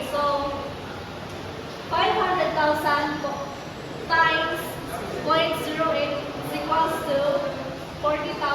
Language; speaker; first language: English; non-native, local second language; Cebuano